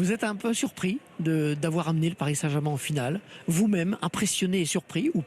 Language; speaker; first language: French; native; French